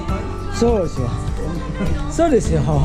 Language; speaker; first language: Japanese; non-native, fluent; Indonesian